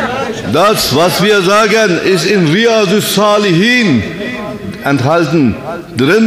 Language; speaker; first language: German; non-native, fluent; Turkish